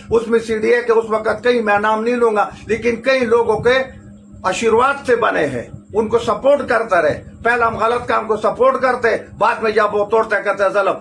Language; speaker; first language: Urdu; non-native, local second language; Pashto